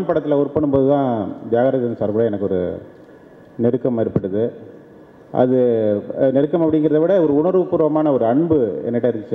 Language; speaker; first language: Tamil; native; Tamil